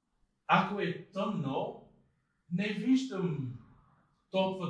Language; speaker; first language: Bulgarian; non-native, fluent; English